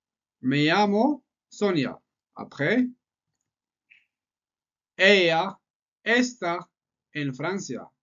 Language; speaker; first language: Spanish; non-native, fluent; French